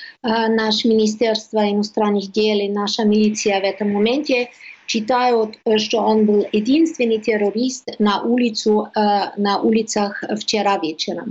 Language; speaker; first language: Russian; non-native, learner; German